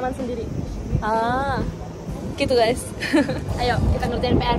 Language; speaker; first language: Indonesian; native; Indonesian